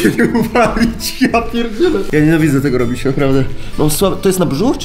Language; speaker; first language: Polish; native; Polish